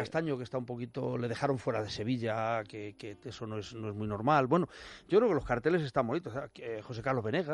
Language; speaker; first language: Spanish; native; Spanish